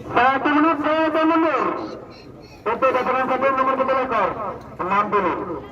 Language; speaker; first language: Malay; non-native, local second language; Madurese